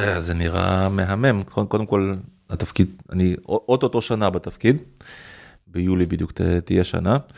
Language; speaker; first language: Hebrew; early bilingual, other home language; Russian